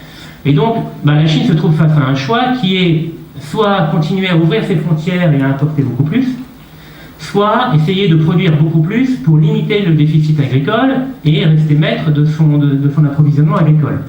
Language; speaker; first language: French; native; French